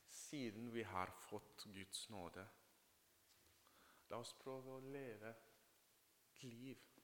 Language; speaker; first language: Norwegian; non-native, fluent; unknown